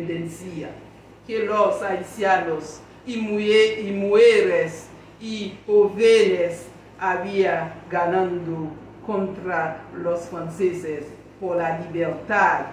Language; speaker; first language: Spanish; non-native, learner; Haitian Creole